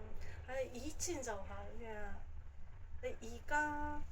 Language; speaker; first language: Cantonese; non-native, fluent; Japanese